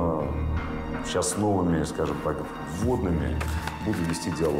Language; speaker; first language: Russian; native; Russian